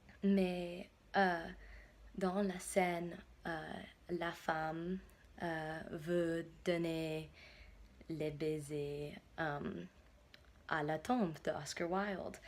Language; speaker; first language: French; non-native, fluent; English